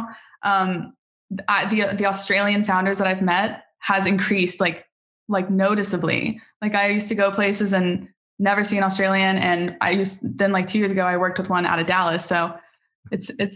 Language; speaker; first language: English; native; English